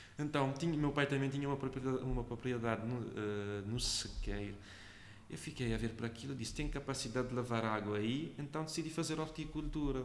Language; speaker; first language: Portuguese; non-native, local second language; Kabuverdianu